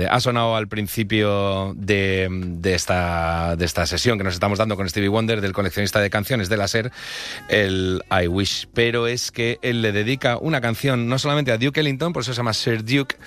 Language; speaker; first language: Spanish; native; Spanish